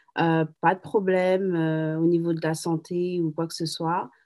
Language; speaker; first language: French; native; French